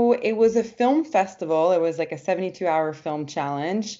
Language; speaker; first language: English; non-native, fluent; French